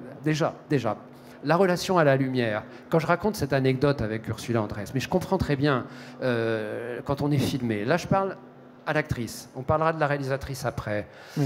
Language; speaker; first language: French; native; French